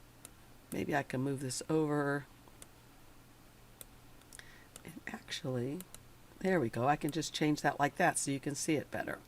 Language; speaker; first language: English; native; English